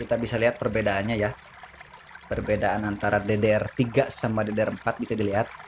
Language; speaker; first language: Indonesian; non-native, local second language; Sundanese